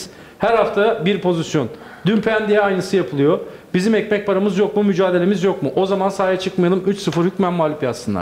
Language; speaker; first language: Turkish; native; Turkish